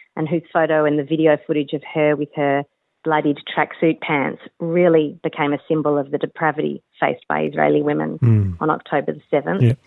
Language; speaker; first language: English; native; English